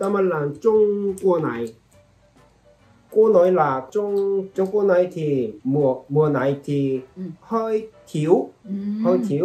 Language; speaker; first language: Vietnamese; non-native, learner; Korean